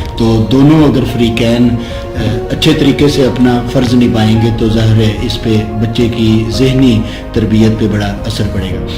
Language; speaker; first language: Urdu; non-native, local second language; Punjabi